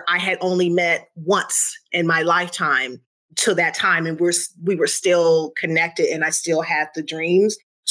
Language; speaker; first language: English; native; English